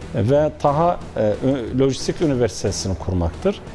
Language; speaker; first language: Turkish; early bilingual, heritage; Arabic